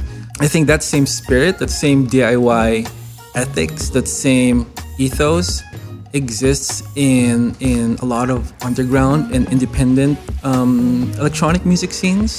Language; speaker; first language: English; non-native, local second language; Filipino